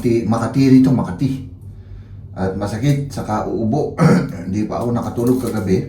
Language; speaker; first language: Filipino; native; Filipino